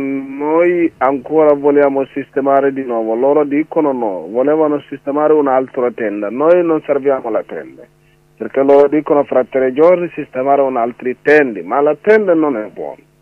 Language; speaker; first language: Italian; non-native, learner; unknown